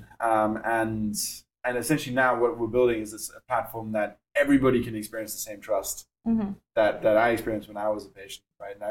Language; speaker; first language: English; native; English